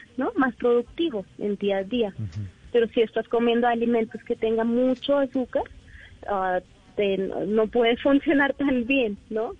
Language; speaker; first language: Spanish; non-native, learner; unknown